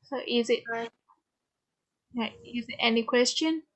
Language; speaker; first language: English; non-native, fluent; Vietnamese